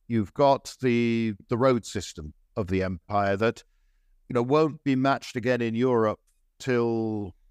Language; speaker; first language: English; native; English